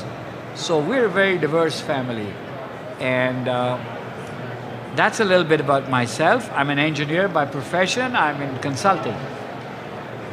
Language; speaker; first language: English; non-native, local second language; Punjabi